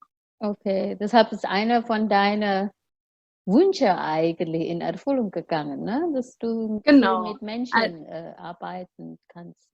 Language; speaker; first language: German; non-native, fluent; Indonesian